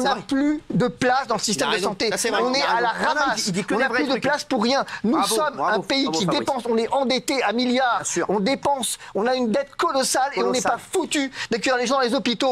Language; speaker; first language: French; native; French